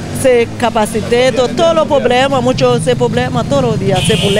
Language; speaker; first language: Spanish; non-native, learner; Haitian Creole